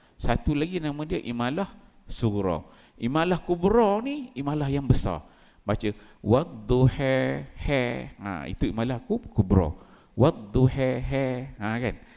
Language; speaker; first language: Malay; native; Malay